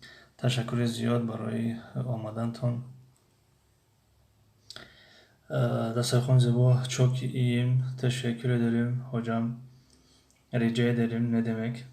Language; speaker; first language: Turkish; non-native, fluent; Tajik